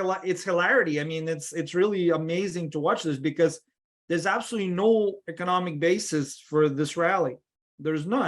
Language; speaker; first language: English; non-native, fluent; Russian